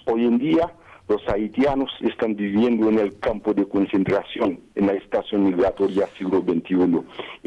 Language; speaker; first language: Spanish; non-native, fluent; Haitian Creole